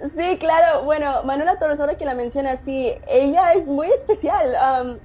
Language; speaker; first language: Spanish; early bilingual, heritage; Spanish